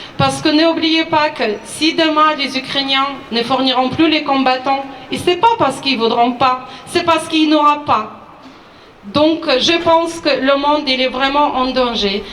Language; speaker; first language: French; non-native, fluent; Ukrainian